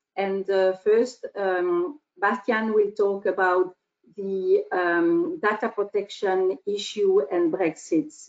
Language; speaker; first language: English; non-native, fluent; French